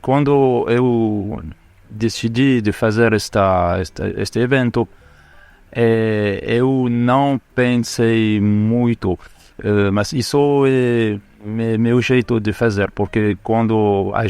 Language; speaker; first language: Portuguese; non-native, fluent; French